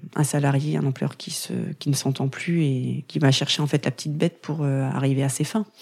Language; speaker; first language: French; native; French